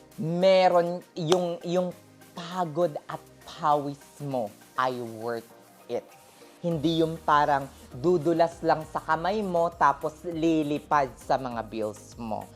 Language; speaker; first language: Filipino; native; Filipino